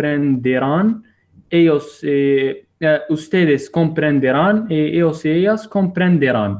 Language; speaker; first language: Spanish; non-native, learner; English